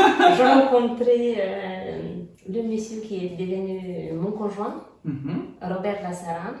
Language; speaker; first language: French; non-native, fluent; Romanian